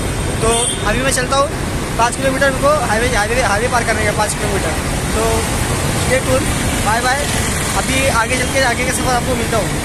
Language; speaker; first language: Hindi; native; Hindi